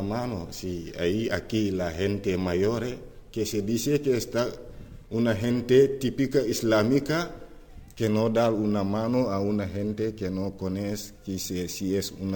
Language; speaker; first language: Spanish; non-native, learner; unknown